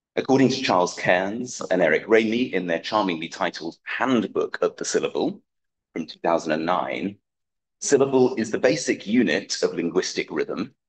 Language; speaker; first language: English; native; English